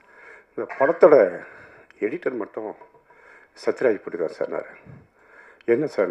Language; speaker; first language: Tamil; native; Tamil